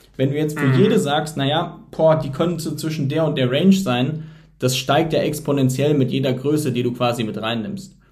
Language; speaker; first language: German; native; German